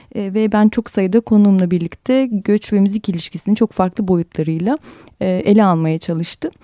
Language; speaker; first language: Turkish; native; Turkish